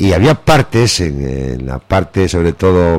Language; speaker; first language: Spanish; native; Spanish